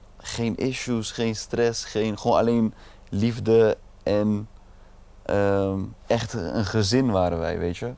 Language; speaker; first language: Dutch; early bilingual, other home language; Arabic